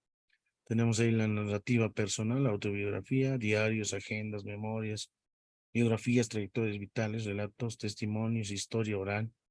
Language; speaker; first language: Spanish; native; Spanish